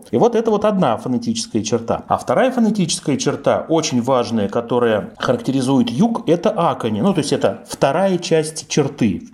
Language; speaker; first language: Russian; native; Russian